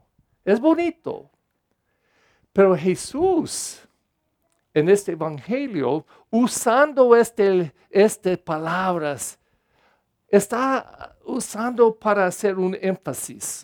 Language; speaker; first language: Spanish; non-native, fluent; English